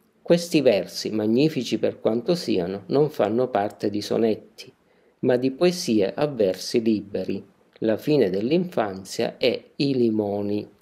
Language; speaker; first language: Italian; native; Italian